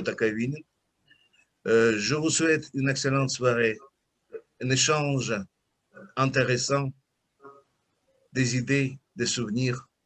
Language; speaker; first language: French; non-native, fluent; Russian